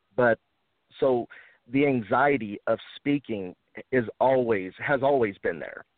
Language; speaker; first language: English; early bilingual, other home language; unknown